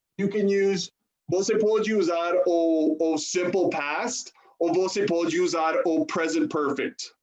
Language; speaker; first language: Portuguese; non-native, fluent; English